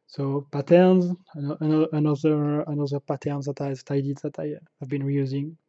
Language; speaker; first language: English; non-native, fluent; French